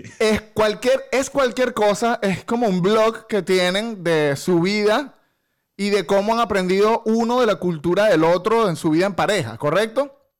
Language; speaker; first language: Spanish; native; Spanish